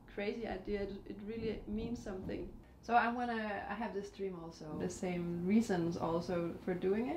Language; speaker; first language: English; non-native, fluent; Danish